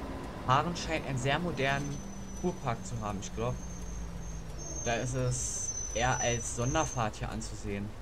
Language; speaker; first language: German; native; German